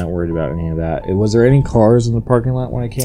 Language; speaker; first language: English; native; English